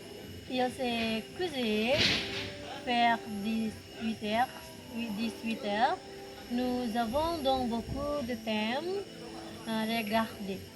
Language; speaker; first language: French; non-native, learner; Indonesian